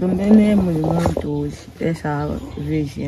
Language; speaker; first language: Portuguese; non-native, local second language; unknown